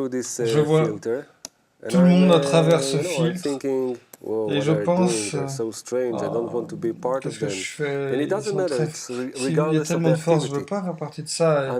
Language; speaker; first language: French; non-native, fluent; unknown